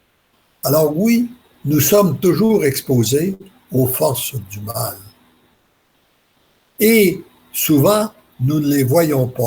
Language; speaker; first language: French; native; French